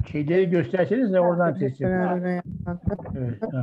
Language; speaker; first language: Turkish; native; Turkish